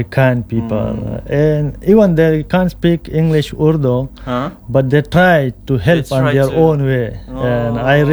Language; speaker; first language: English; non-native, local second language; Pashto